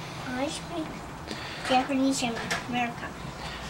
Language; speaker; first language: English; early bilingual, other home language; Japanese